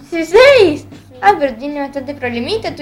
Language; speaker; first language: Spanish; native; Spanish